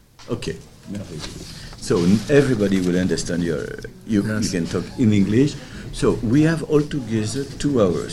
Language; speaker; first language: English; non-native, fluent; French